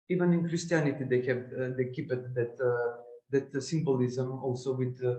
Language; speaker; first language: English; non-native, learner; Macedonian